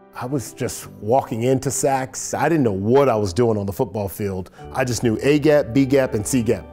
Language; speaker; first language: English; native; English